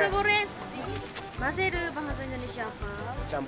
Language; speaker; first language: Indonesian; non-native, learner; Japanese